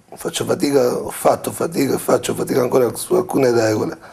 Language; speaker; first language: Italian; native; Italian